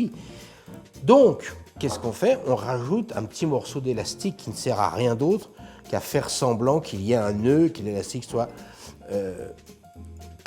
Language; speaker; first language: French; native; French